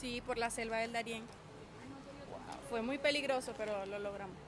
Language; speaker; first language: Spanish; native; Spanish